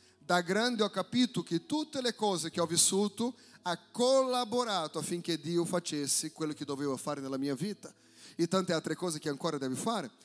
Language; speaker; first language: Italian; non-native, fluent; Portuguese